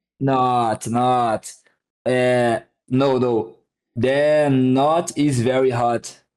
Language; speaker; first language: English; non-native, learner; Portuguese